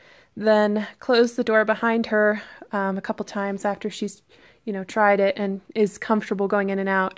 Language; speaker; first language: English; native; English